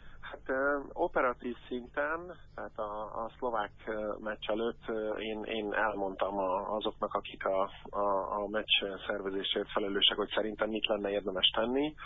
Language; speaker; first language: Hungarian; native; Hungarian